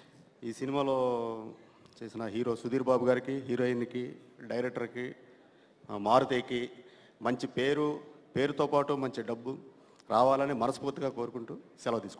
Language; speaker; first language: Telugu; native; Telugu